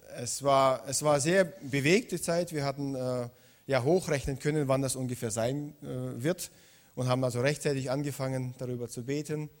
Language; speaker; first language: German; non-native, fluent; Russian